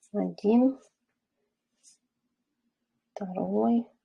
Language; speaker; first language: Russian; native; Russian